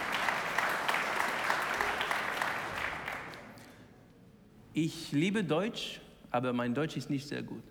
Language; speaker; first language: German; non-native, learner; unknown